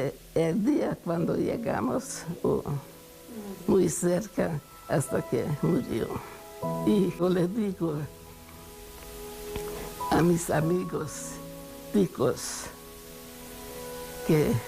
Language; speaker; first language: Spanish; non-native, fluent; Hungarian